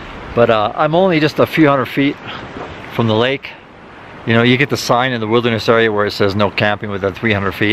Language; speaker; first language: English; native; English